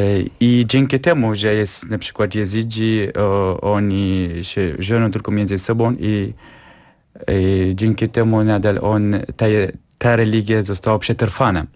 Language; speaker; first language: Polish; non-native, fluent; Kurdish